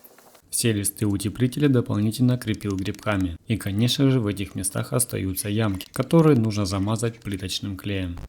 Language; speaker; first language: Russian; native; Russian